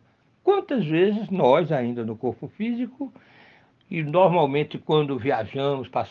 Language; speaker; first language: Portuguese; native; Portuguese